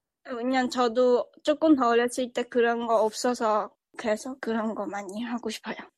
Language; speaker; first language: Korean; early bilingual, other home language; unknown